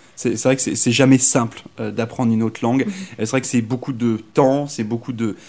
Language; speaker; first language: French; native; French